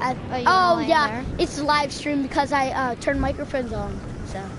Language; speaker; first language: English; native; English